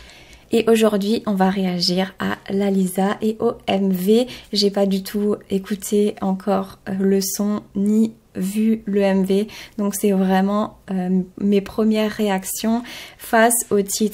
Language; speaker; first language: French; native; French